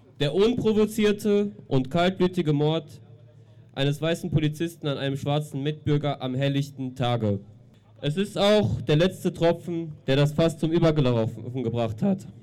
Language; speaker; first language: German; native; German